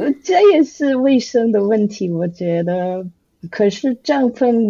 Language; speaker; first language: Chinese; non-native, fluent; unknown